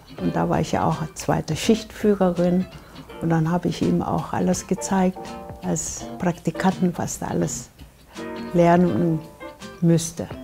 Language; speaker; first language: German; non-native, fluent; Korean